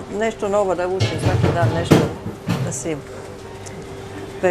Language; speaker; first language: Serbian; early bilingual, heritage; Serbian